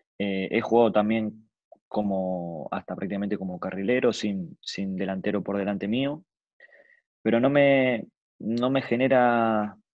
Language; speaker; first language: Spanish; native; Spanish